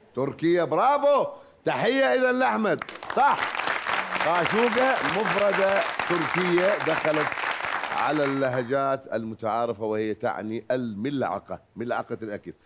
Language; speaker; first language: Arabic; native; Arabic